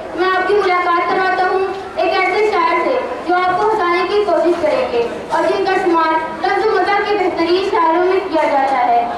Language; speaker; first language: Urdu; native; Urdu